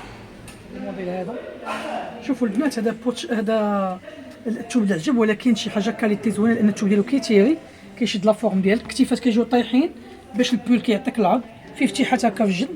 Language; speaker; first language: Arabic; native; Arabic